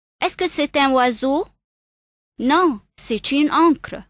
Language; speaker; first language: French; non-native, fluent; Arabic